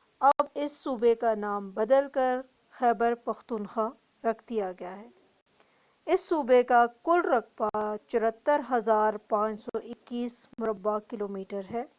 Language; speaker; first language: Urdu; non-native, local second language; Northern Hindko